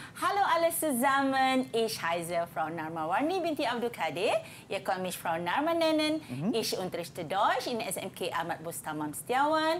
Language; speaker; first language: German; non-native, learner; Malay